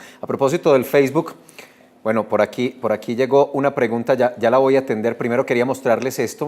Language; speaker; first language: Spanish; native; Spanish